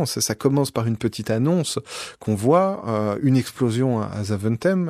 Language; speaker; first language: French; native; French